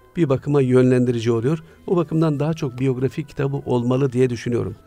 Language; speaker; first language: Turkish; native; Turkish